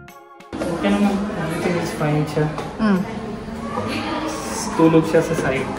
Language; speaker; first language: Filipino; non-native, learner; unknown